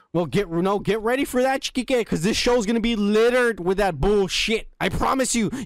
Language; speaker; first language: English; early bilingual, other home language; Spanish